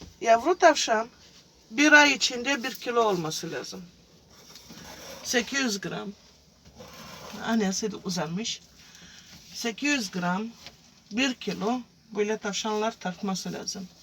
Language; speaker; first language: Turkish; non-native, fluent; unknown